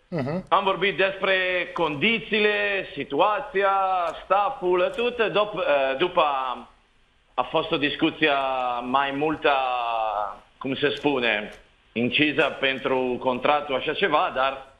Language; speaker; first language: Romanian; non-native, fluent; Italian